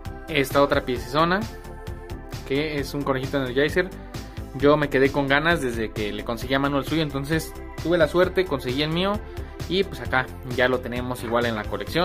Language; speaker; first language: Spanish; native; Spanish